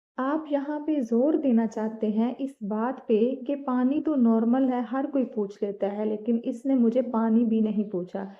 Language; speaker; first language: Urdu; native; Urdu